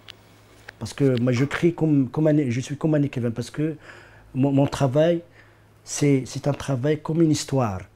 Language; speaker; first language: French; non-native, learner; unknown